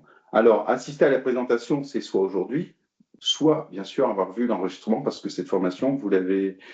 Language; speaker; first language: French; native; French